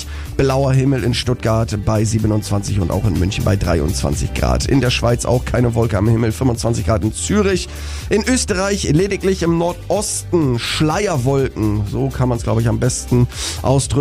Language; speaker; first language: German; native; German